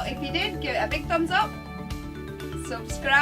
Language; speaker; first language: English; native; English